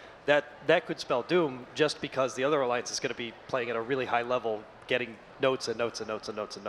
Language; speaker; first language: English; native; English